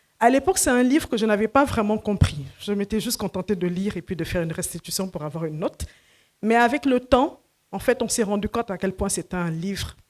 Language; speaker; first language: French; non-native, local second language; Fula